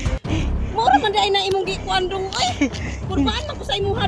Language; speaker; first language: Filipino; non-native, local second language; Cebuano